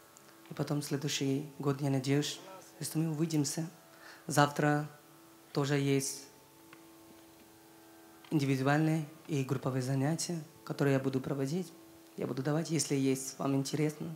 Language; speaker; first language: Russian; non-native, learner; Hindi